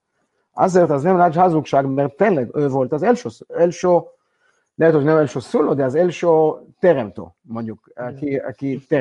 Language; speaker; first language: Hungarian; non-native, learner; Hebrew